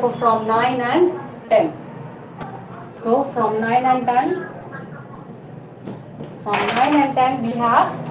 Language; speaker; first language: English; non-native, local second language; Hindi